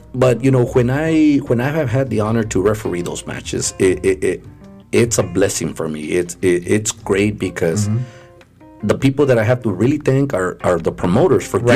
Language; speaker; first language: English; early bilingual, other home language; Spanish